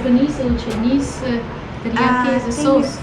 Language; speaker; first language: English; non-native, fluent; Ukrainian